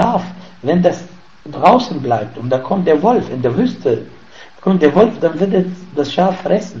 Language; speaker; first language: German; non-native, fluent; Arabic